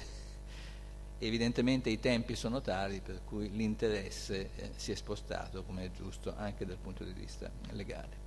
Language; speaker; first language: Italian; native; Italian